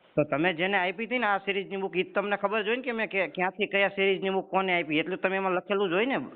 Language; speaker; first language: Gujarati; native; Gujarati